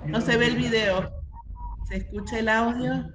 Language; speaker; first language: Spanish; native; Spanish